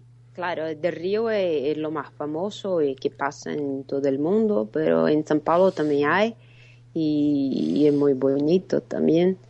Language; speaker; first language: Spanish; non-native, fluent; Portuguese